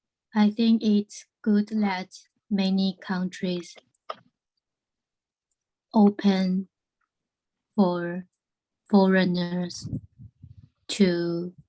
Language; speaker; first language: English; non-native, learner; Chinese